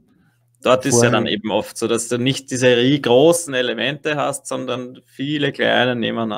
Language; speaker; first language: German; native; German